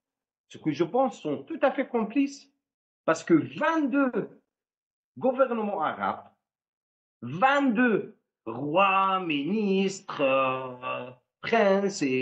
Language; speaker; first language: French; non-native, fluent; Arabic